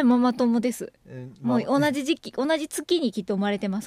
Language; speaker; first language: Japanese; native; Japanese